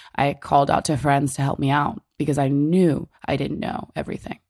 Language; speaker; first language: English; native; English